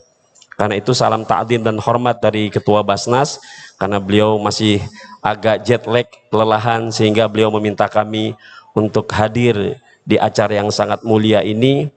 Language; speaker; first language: Indonesian; native; Indonesian